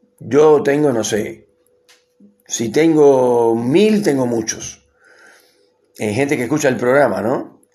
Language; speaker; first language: Spanish; native; Spanish